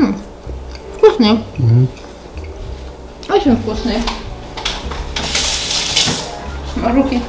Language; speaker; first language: Russian; non-native, local second language; Armenian